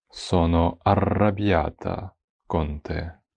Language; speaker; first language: Italian; non-native, fluent; Ukrainian